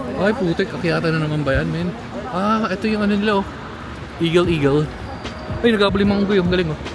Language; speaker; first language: Filipino; native; Filipino